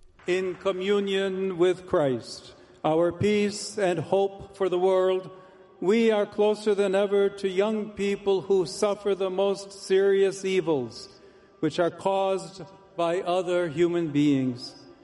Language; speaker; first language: English; native; English